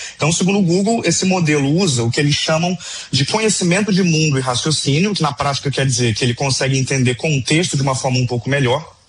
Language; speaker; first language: Portuguese; native; Portuguese